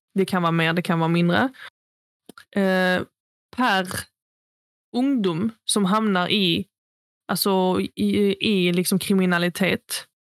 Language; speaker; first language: Swedish; early bilingual, other home language; Arabic